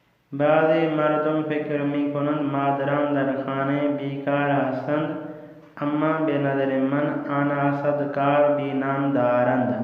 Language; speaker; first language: Persian; non-native, fluent; Urdu